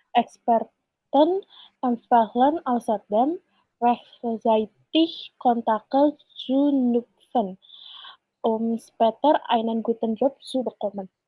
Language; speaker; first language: German; non-native, learner; Indonesian